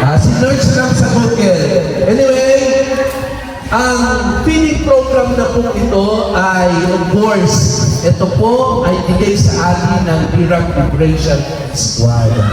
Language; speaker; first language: Filipino; non-native, local second language; Iloko